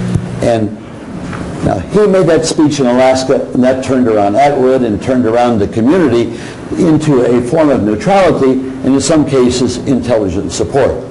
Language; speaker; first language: English; native; English